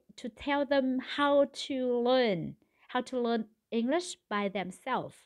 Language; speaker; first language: English; non-native, learner; Vietnamese